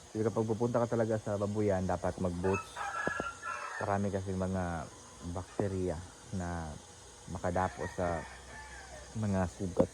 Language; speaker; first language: Filipino; non-native, local second language; Cebuano